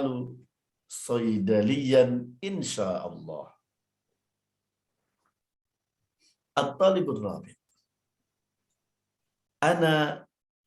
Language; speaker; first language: Arabic; non-native, fluent; Indonesian